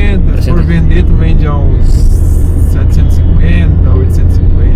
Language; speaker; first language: Portuguese; native; Portuguese